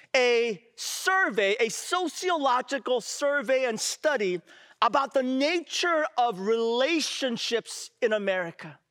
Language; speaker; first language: English; native; English